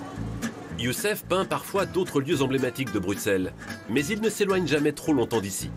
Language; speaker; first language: French; native; French